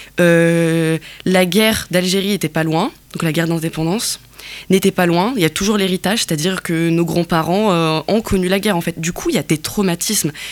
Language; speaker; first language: French; non-native, local second language; Kabyle